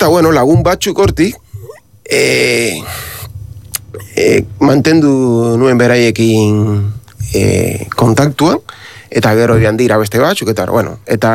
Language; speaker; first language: Basque; non-native, learner; Spanish